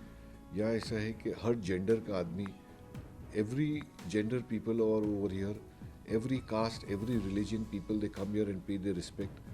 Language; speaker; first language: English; non-native, local second language; Hindi